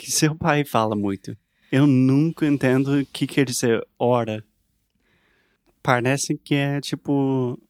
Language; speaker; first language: Portuguese; non-native, learner; English